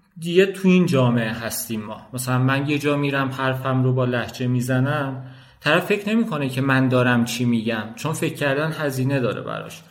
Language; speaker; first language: Persian; non-native, local second language; Azerbaijani